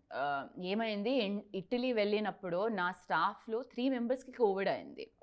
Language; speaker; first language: Telugu; non-native, learner; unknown